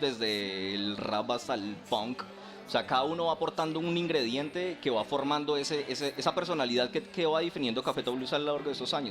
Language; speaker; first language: Spanish; native; Spanish